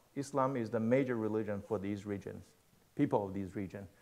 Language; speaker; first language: English; non-native, fluent; Chinese